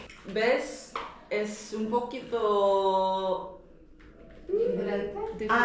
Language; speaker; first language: Spanish; non-native, learner; Korean